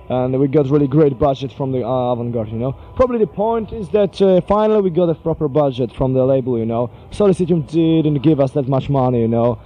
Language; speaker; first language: English; non-native, fluent; Polish